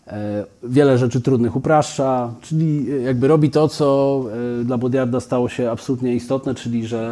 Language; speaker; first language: Polish; native; Polish